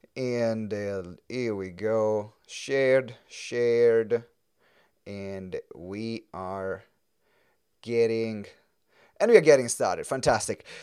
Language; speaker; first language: English; non-native, fluent; Italian